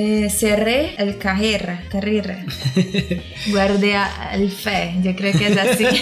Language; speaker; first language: Spanish; non-native, learner; Portuguese